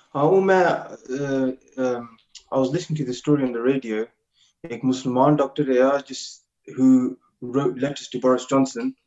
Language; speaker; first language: Punjabi; early bilingual, heritage; Punjabi